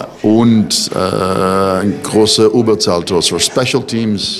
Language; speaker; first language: German; non-native, learner; English